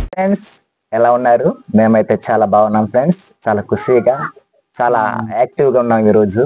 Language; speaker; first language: Telugu; non-native, local second language; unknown